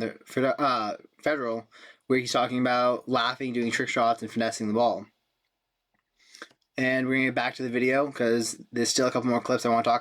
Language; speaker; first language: English; native; English